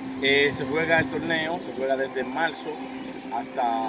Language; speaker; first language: Spanish; native; Spanish